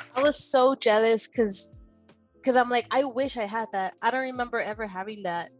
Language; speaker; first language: English; native; English